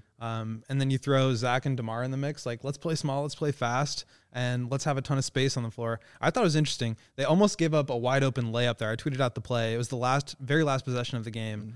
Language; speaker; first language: English; native; English